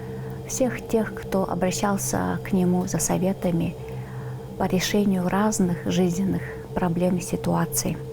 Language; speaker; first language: Russian; non-native, local second language; Tuvinian